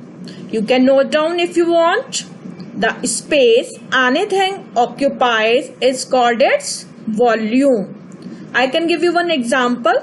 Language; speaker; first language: English; non-native, local second language; Hindi